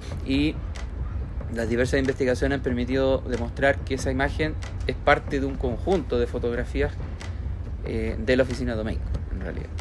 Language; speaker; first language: Spanish; native; Spanish